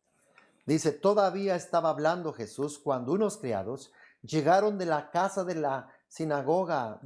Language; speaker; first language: Spanish; native; Spanish